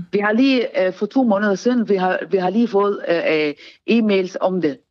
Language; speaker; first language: Danish; non-native, fluent; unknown